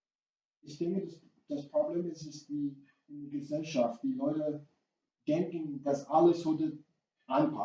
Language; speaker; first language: German; non-native, fluent; English